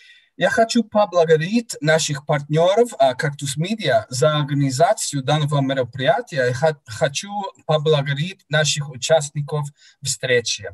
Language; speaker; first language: Russian; non-native, fluent; English